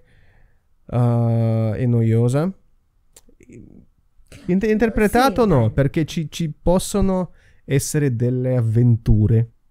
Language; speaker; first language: Italian; non-native, fluent; Russian